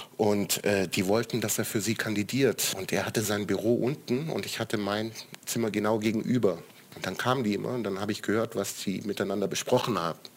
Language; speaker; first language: German; early bilingual, other home language; Croatian